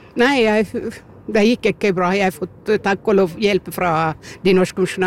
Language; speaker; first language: Norwegian; non-native, learner; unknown